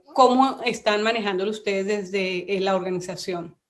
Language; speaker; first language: Spanish; native; Spanish